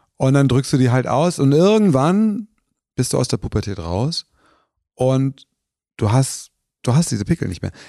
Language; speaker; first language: German; early bilingual, other home language; Turkish